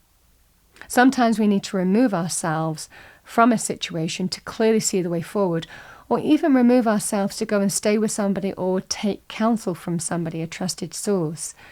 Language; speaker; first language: English; native; English